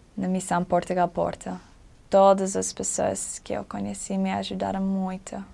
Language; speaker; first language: Portuguese; non-native, fluent; English